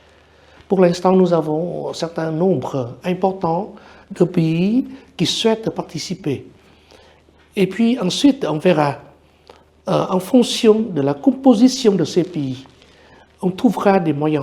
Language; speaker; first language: French; non-native, fluent; Vietnamese